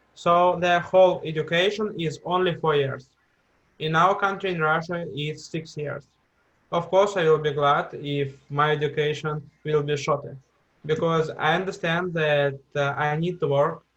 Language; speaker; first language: English; non-native, fluent; Russian